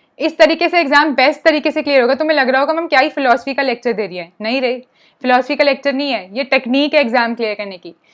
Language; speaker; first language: Hindi; non-native, local second language; Punjabi